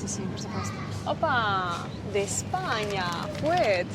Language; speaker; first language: Spanish; non-native, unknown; Russian